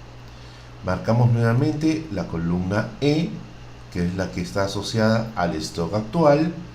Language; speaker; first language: Spanish; native; Spanish